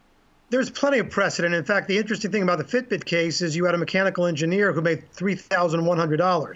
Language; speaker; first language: English; native; English